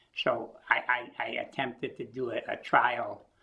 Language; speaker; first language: English; native; English